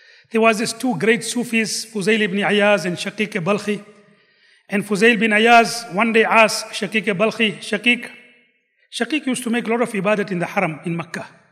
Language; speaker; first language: English; non-native, local second language; Gujarati